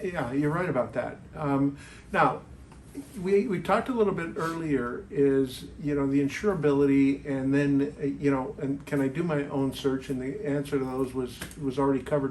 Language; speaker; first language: English; native; English